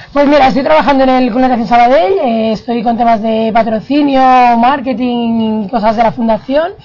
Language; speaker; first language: Spanish; native; Spanish